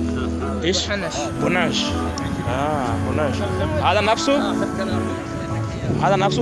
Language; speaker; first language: Arabic; non-native, learner; Urdu